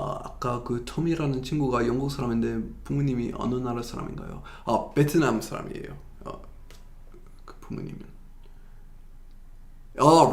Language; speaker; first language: Korean; non-native, fluent; English